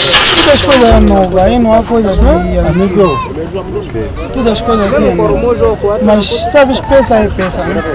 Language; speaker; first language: Portuguese; non-native, local second language; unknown